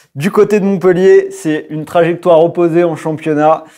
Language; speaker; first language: French; native; French